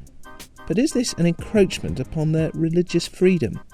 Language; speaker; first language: English; native; English